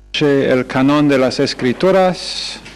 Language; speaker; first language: Spanish; non-native, fluent; English